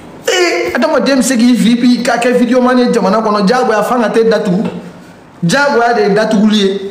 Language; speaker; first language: French; non-native, local second language; Bambara